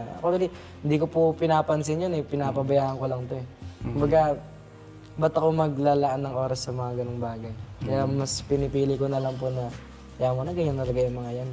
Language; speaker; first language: Filipino; native; Filipino